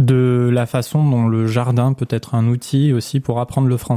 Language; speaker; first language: French; native; French